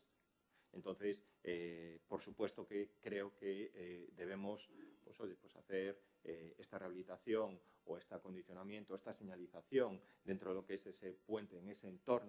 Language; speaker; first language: Spanish; native; Spanish